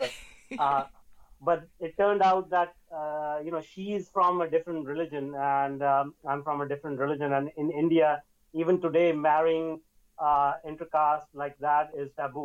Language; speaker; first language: English; non-native, local second language; Hindi